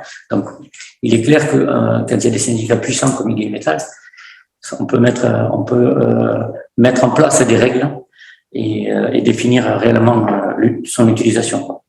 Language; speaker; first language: French; native; French